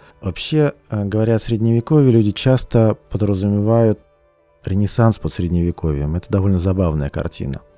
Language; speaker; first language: Russian; native; Russian